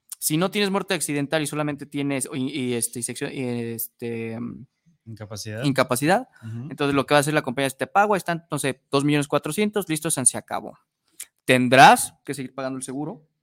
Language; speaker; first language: Spanish; native; Spanish